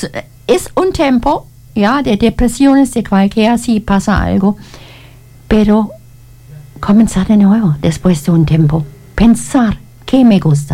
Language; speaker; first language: Spanish; non-native, learner; German